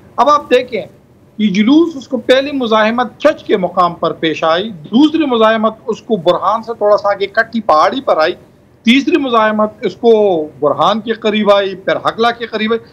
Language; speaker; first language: Urdu; non-native, local second language; Pashto